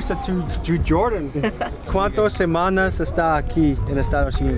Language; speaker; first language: Spanish; non-native, learner; English